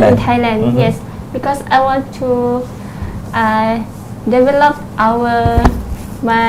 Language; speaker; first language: English; non-native, learner; Thai